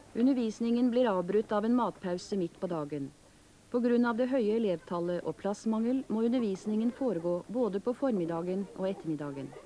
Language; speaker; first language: Norwegian; native; Norwegian